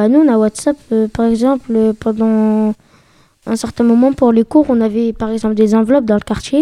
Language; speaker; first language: French; native; French